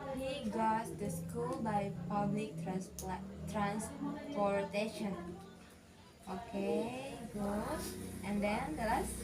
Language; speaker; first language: English; non-native, fluent; Indonesian